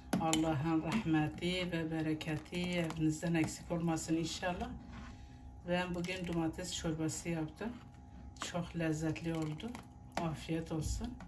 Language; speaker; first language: Turkish; native; Turkish